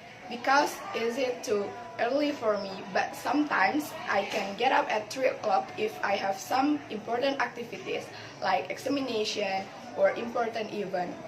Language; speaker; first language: English; non-native, learner; Indonesian